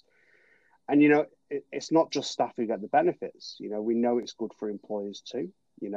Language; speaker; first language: English; native; English